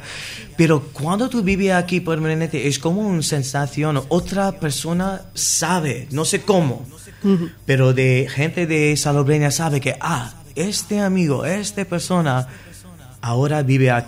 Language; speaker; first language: Spanish; non-native, learner; English